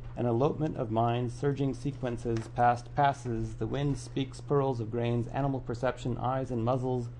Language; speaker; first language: English; native; English